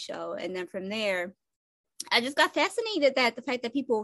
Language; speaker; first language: English; non-native, fluent; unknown